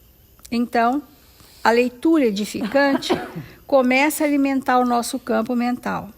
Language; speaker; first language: Portuguese; native; Portuguese